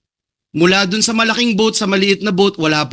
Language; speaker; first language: Filipino; native; Filipino